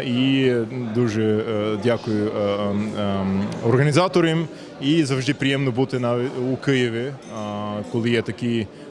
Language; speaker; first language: Ukrainian; non-native, fluent; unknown